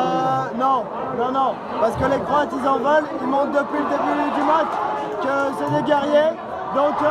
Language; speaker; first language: French; native; French